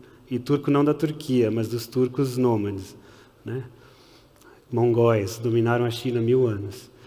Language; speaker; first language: Portuguese; early bilingual, heritage; Portuguese